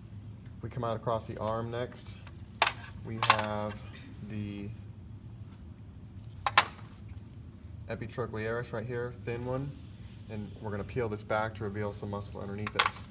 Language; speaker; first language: English; native; English